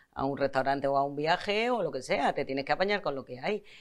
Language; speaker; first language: Spanish; native; Spanish